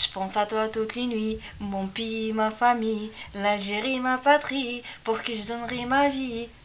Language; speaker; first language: French; non-native, local second language; Arabic